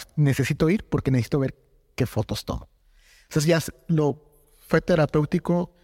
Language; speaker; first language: Spanish; native; Spanish